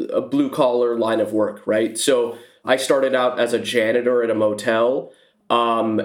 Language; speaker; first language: English; native; English